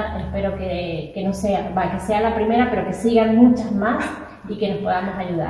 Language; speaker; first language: Spanish; native; Spanish